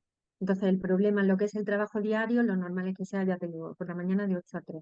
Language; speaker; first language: Spanish; native; Spanish